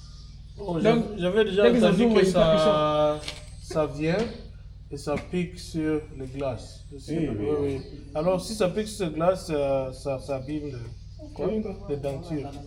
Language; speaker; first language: French; non-native, local second language; Swahili